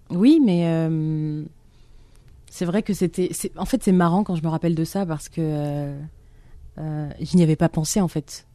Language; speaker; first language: French; non-native, local second language; Arabic